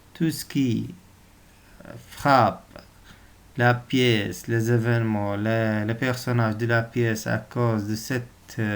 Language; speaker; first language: French; non-native, local second language; Arabic